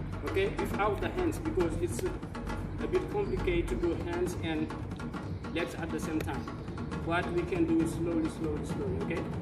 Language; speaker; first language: English; non-native, fluent; Wolof